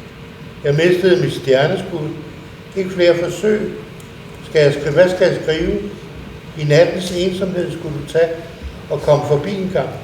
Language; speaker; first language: Danish; native; Danish